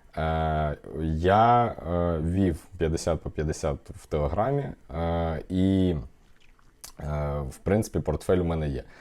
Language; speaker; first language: Ukrainian; non-native, local second language; Russian